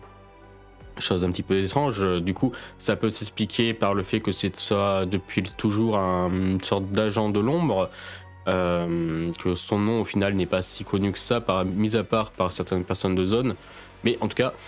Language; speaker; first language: French; native; French